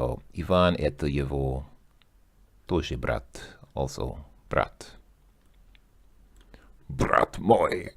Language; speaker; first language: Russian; non-native, learner; English